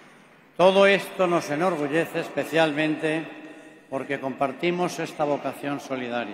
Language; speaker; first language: Spanish; native; Spanish